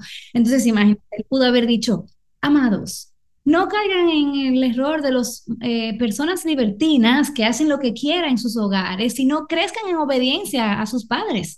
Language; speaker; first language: Spanish; native; Spanish